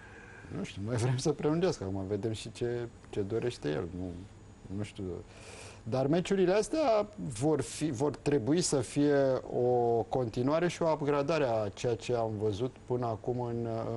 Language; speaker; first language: Romanian; native; Romanian